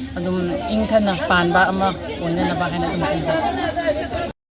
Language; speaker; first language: Manipuri; non-native, local second language; Rongmei Naga